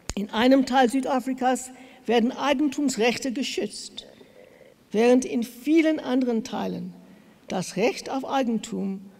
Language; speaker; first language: German; non-native, learner; English